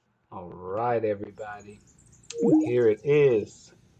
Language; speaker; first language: English; native; English